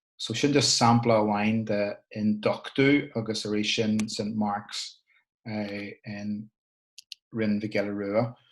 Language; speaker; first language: Irish; non-native, local second language; English